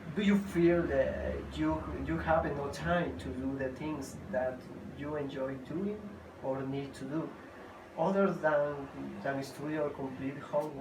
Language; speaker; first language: English; non-native, learner; Spanish